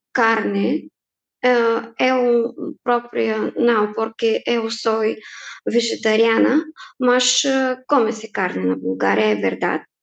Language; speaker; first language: Portuguese; non-native, fluent; Bulgarian